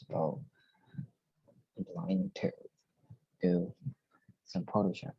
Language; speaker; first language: English; non-native, learner; Korean